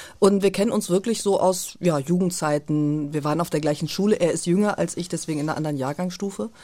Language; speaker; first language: German; native; German